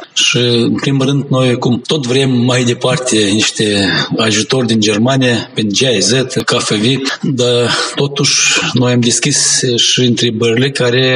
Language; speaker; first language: Romanian; non-native, local second language; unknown